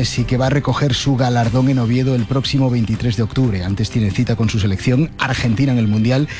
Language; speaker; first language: Spanish; native; Spanish